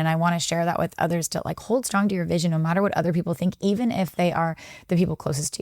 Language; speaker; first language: English; native; English